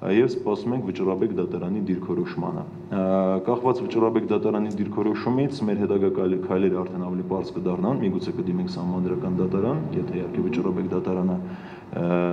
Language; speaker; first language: Armenian; native; Armenian